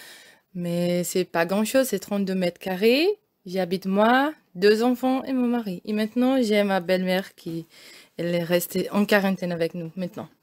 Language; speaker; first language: French; non-native, learner; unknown